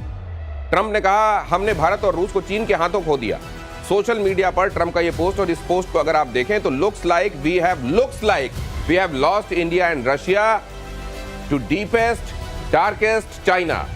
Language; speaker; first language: Hindi; native; Hindi